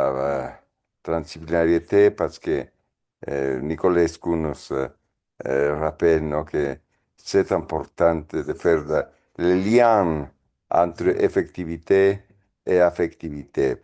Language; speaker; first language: French; non-native, fluent; Spanish